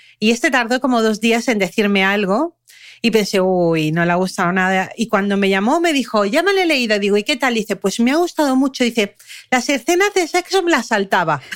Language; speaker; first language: Spanish; native; Spanish